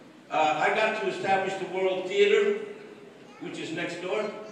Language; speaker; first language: English; early bilingual, other home language; Spanish